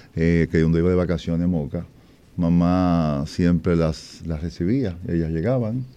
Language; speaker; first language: Spanish; native; Spanish